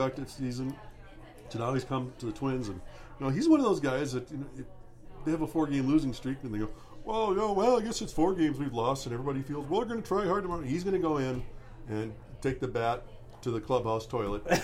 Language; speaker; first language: English; native; English